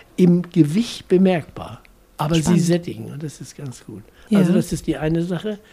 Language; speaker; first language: German; native; German